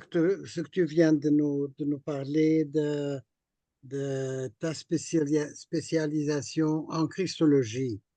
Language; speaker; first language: French; non-native, fluent; Portuguese